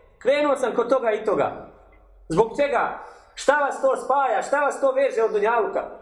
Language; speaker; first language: Bosnian; native; Bosnian